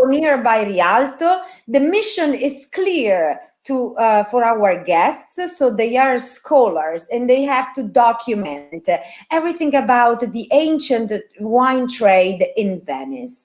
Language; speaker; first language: English; non-native, fluent; Italian